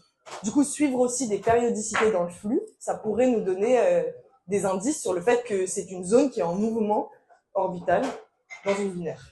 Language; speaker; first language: French; native; French